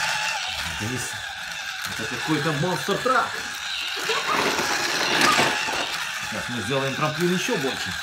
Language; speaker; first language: Russian; native; Russian